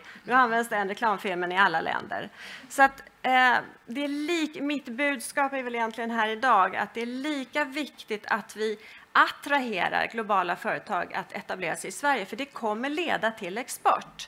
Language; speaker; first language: Swedish; native; Swedish